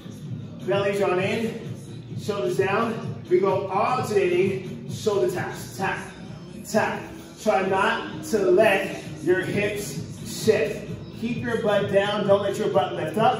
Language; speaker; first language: English; native; English